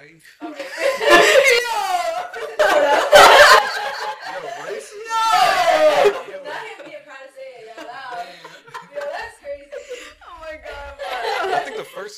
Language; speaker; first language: English; early bilingual, other home language; Spanish